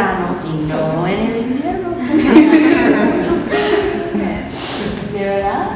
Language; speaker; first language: Spanish; non-native, learner; English